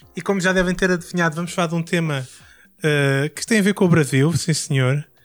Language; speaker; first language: Portuguese; native; Portuguese